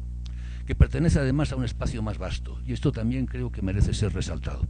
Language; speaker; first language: Spanish; native; Spanish